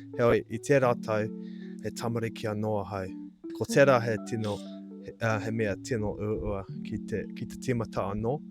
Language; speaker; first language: Māori; non-native, local second language; English